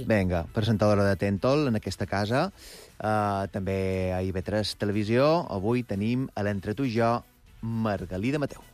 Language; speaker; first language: Catalan; native; Catalan